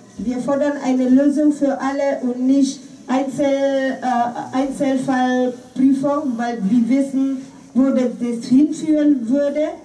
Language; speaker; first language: German; non-native, fluent; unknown